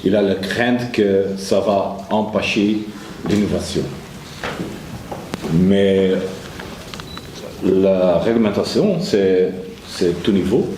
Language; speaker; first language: French; non-native, learner; Dutch